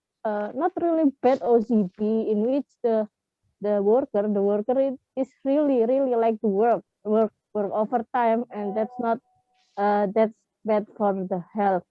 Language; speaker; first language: English; non-native, fluent; Indonesian